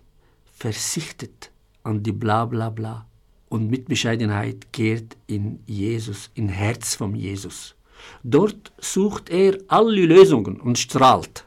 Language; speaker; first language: German; non-native, fluent; Arabic